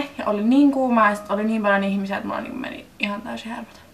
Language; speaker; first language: Finnish; native; Finnish